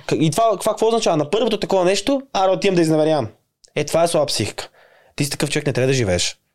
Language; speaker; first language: Bulgarian; native; Bulgarian